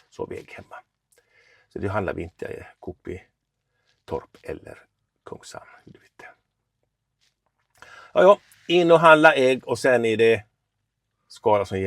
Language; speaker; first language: Swedish; native; Swedish